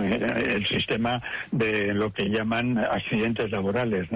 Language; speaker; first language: Spanish; native; Spanish